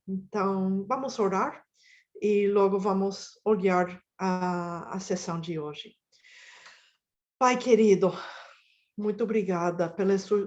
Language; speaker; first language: Portuguese; non-native, fluent; Spanish